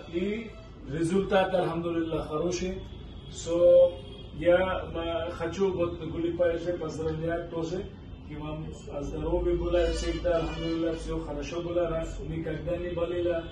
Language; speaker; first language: Russian; non-native, learner; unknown